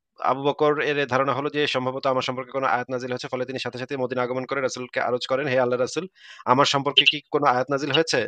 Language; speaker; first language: Bangla; native; Bangla